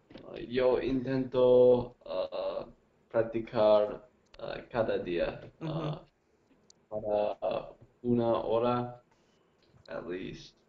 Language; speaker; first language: Spanish; non-native, learner; English